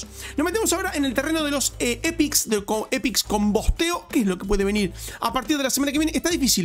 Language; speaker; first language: Spanish; native; Spanish